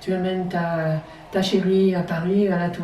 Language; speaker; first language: French; native; French